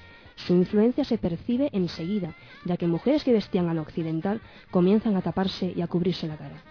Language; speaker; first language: Spanish; native; Spanish